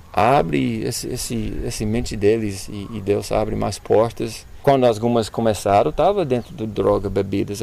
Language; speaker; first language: Portuguese; non-native, learner; English